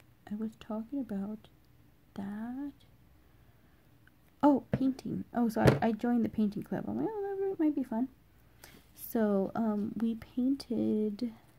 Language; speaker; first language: English; native; English